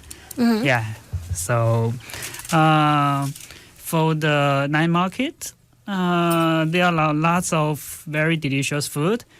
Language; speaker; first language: English; non-native, fluent; Chinese